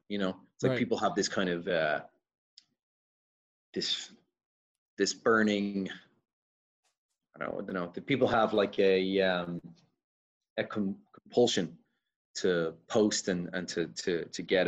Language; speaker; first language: English; native; English